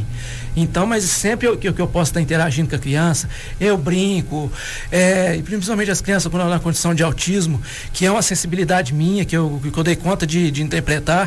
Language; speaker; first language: Portuguese; native; Portuguese